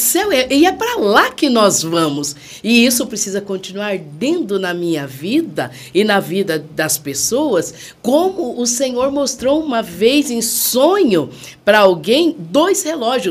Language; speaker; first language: Portuguese; native; Portuguese